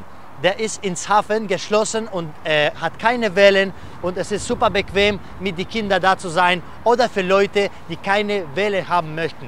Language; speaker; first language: German; non-native, fluent; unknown